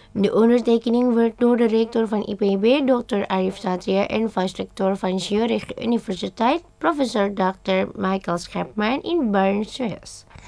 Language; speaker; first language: Dutch; non-native, fluent; Indonesian